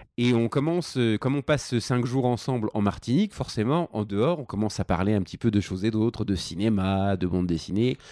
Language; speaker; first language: French; native; French